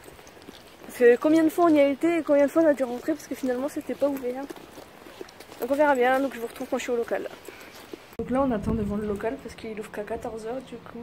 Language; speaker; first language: French; native; French